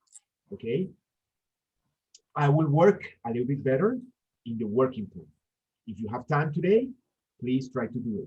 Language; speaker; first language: English; non-native, fluent; Spanish